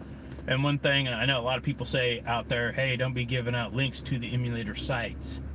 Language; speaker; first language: English; native; English